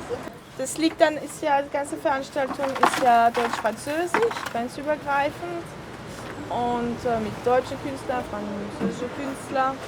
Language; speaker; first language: German; non-native, local second language; French